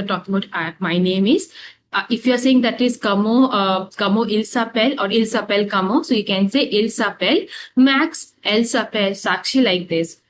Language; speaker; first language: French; non-native, fluent; Hindi